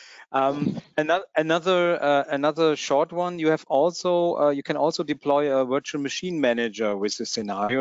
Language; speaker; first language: English; non-native, fluent; German